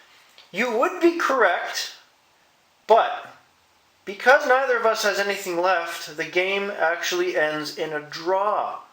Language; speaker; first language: English; native; English